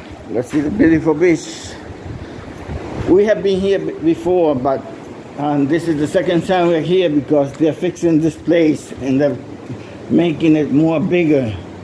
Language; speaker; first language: English; non-native, fluent; Spanish